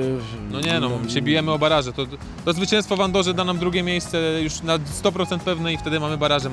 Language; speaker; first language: Polish; native; Polish